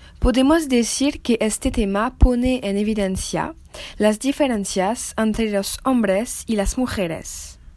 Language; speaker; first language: Spanish; non-native, learner; French